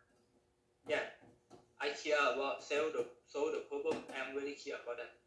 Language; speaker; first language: English; non-native, learner; Thai